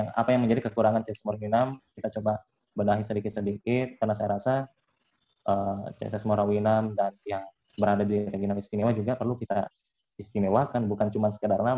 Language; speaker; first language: Indonesian; native; Indonesian